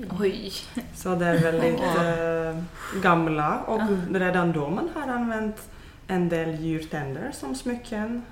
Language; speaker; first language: Swedish; non-native, fluent; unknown